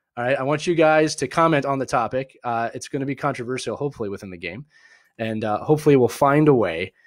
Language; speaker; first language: English; native; English